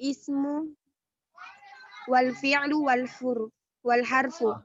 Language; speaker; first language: Arabic; non-native, learner; Indonesian